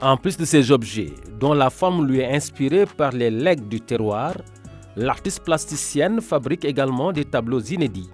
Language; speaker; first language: French; native; French